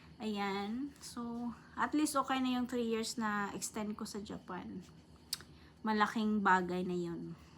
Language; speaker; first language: Filipino; non-native, local second language; Cebuano